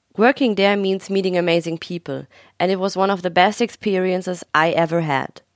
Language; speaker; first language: English; non-native, fluent; German